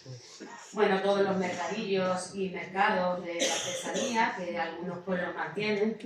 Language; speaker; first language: Spanish; native; Spanish